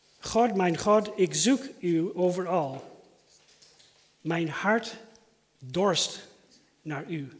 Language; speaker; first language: Dutch; non-native, fluent; English